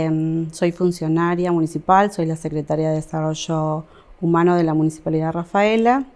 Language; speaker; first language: Spanish; native; Spanish